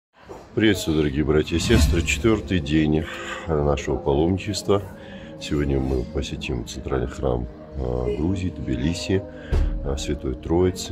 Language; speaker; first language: Russian; native; Russian